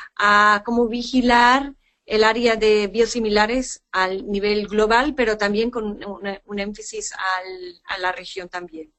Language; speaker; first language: Spanish; non-native, fluent; English